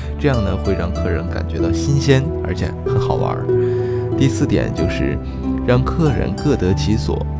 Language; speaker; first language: Chinese; native; Chinese